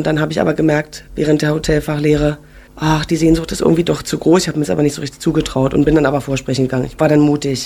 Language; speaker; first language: German; native; German